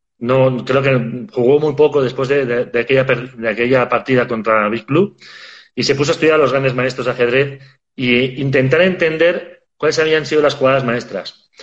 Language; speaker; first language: Spanish; native; Spanish